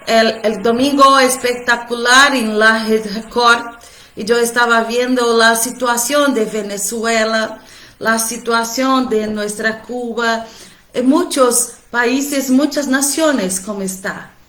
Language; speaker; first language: Spanish; non-native, fluent; Portuguese